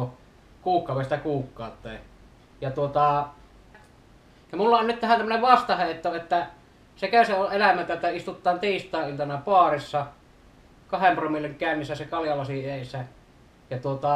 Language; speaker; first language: Finnish; native; Finnish